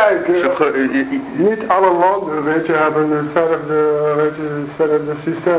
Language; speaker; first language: Dutch; non-native, learner; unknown